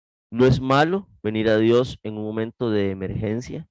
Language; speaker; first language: Spanish; native; Spanish